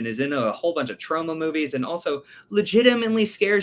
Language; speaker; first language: English; native; English